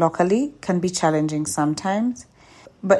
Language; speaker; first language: English; non-native, local second language; Ganda